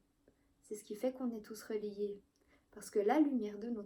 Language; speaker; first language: French; native; French